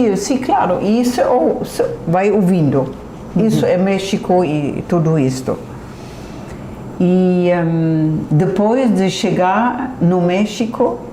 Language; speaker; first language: Portuguese; non-native, fluent; German